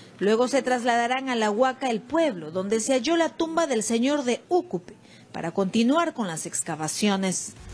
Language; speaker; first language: Spanish; native; Spanish